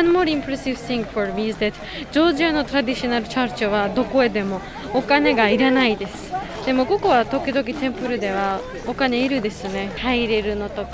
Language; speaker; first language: Japanese; non-native, learner; Georgian